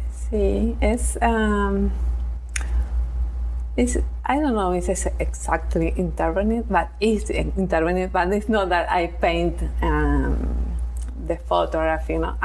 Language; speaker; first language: English; non-native, learner; Spanish